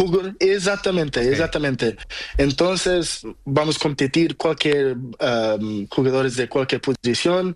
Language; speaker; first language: Spanish; non-native, learner; Portuguese